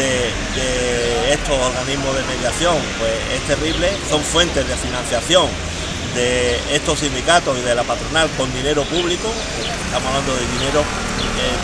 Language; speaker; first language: Spanish; native; Spanish